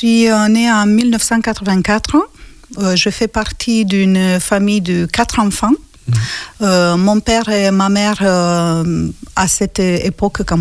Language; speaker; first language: French; non-native, fluent; Romanian